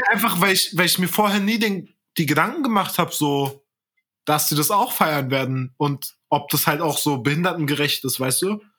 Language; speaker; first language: German; early bilingual, other home language; Turkish